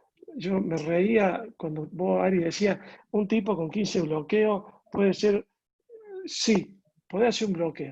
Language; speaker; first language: Spanish; native; Spanish